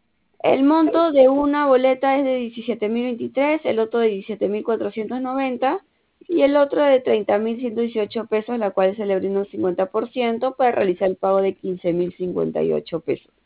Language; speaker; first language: Spanish; native; Spanish